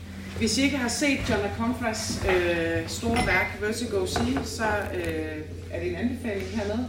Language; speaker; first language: Danish; native; Danish